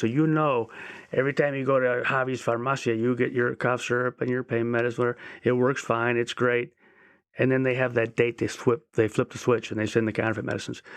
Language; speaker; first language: English; native; English